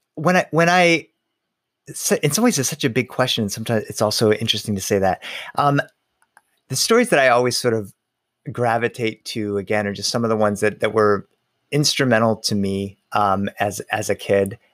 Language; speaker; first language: English; early bilingual, other home language; Spanish